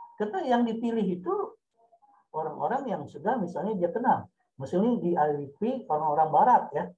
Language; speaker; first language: Indonesian; non-native, local second language; Minangkabau